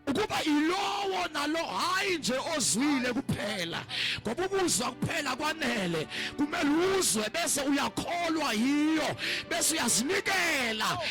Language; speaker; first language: Zulu; non-native, local second language; Xhosa